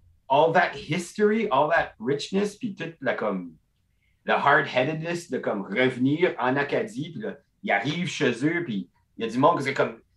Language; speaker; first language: French; non-native, local second language; English